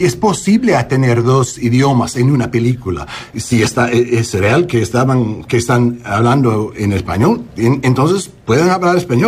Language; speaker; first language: Spanish; non-native, learner; English